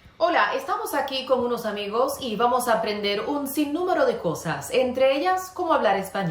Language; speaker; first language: Spanish; native; Spanish